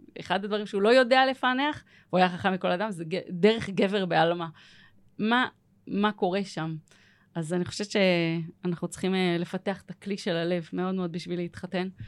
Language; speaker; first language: Hebrew; native; Hebrew